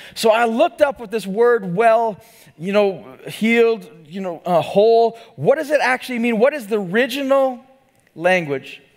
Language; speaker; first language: English; native; English